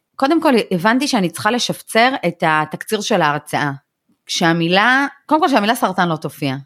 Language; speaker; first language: Hebrew; early bilingual, other home language; Russian